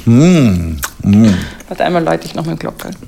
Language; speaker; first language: German; non-native, fluent; English